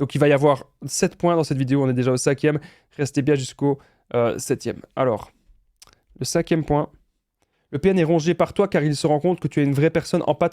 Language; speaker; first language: French; native; French